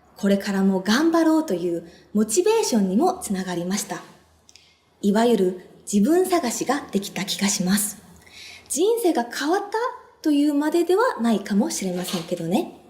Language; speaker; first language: Japanese; non-native, fluent; Korean